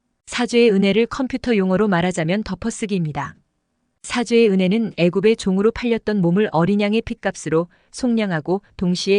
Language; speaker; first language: Korean; native; Korean